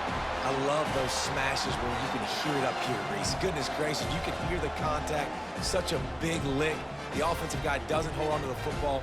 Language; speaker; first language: English; native; English